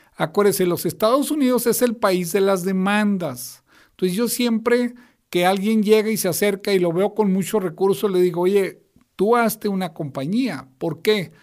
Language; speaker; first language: Spanish; native; Spanish